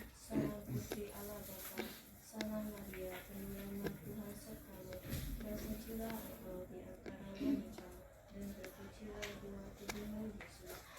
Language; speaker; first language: Indonesian; native; Indonesian